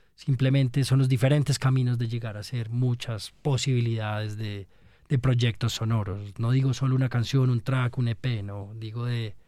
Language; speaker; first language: Spanish; native; Spanish